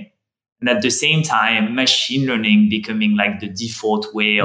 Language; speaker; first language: English; non-native, fluent; French